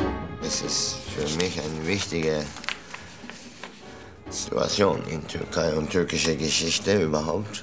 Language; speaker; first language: German; non-native, fluent; Turkish